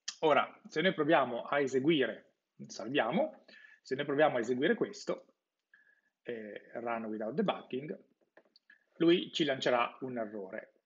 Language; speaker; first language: Italian; native; Italian